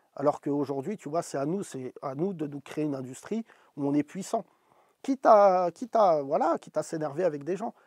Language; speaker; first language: French; native; French